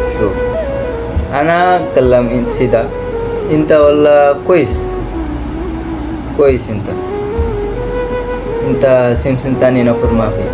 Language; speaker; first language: Arabic; non-native, learner; Bangla